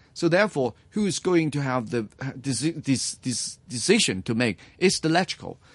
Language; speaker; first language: English; non-native, local second language; Cantonese